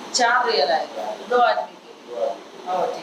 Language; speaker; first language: Hindi; non-native, local second language; Malayalam